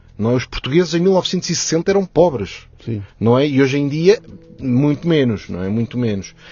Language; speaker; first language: Portuguese; native; Portuguese